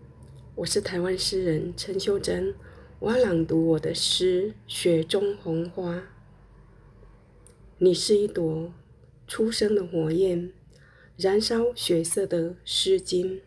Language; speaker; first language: Chinese; native; Chinese